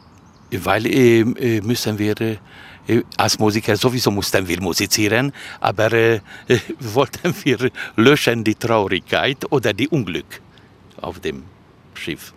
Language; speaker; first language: German; non-native, fluent; Hungarian